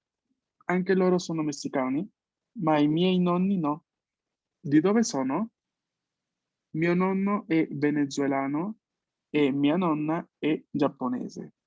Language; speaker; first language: Italian; non-native, fluent; Spanish